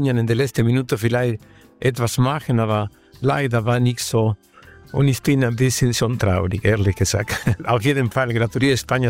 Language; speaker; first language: German; non-native, fluent; Spanish